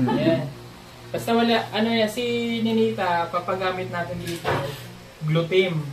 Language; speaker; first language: Filipino; native; Filipino